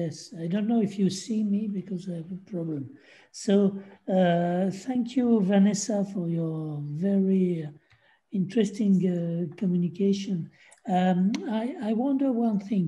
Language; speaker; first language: English; non-native, fluent; French